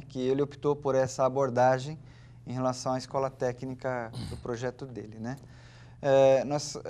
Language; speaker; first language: Portuguese; native; Portuguese